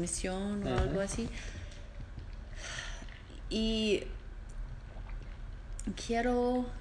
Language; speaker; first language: Spanish; non-native, learner; English